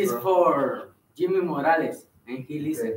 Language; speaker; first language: English; non-native, learner; Spanish